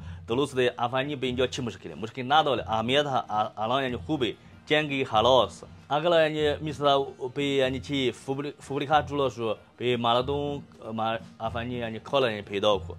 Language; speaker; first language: Persian; non-native, learner; Chinese